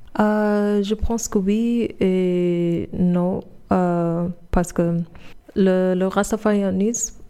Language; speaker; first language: French; non-native, fluent; English